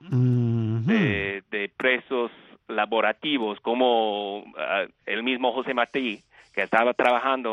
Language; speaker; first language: Spanish; non-native, fluent; English